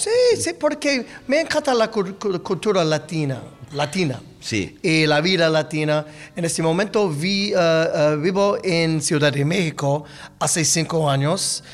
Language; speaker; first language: Spanish; non-native, learner; English